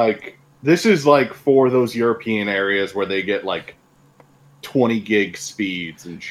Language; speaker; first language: English; native; English